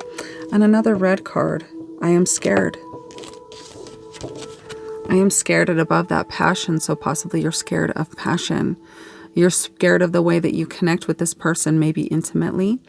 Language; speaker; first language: English; native; English